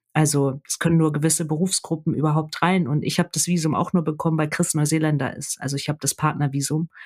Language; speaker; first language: German; native; German